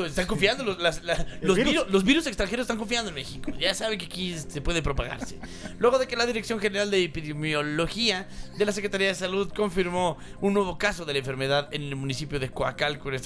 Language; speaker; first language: Spanish; native; Spanish